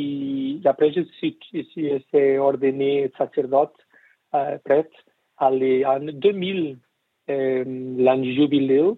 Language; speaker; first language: French; non-native, learner; Portuguese